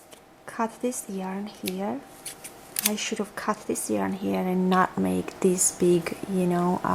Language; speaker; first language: English; non-native, fluent; Georgian